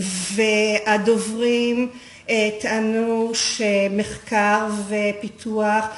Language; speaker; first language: Hebrew; native; Hebrew